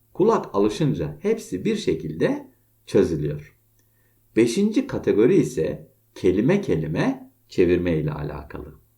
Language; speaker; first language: Turkish; native; Turkish